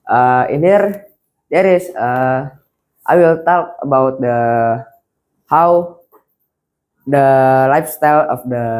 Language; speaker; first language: English; non-native, learner; Indonesian